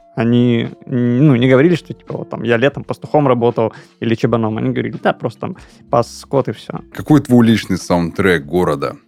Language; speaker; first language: Russian; native; Russian